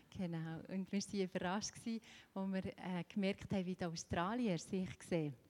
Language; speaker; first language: German; native; German